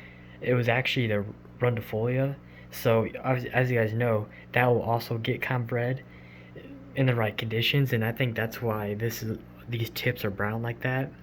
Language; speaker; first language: English; native; English